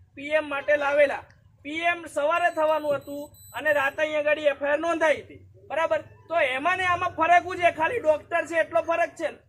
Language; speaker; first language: Gujarati; native; Gujarati